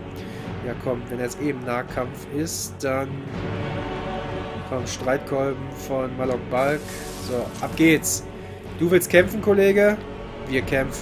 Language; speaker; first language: German; native; German